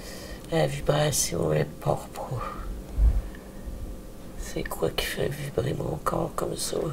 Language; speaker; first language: French; native; French